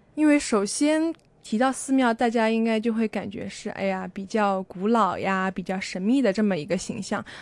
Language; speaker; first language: Chinese; native; Chinese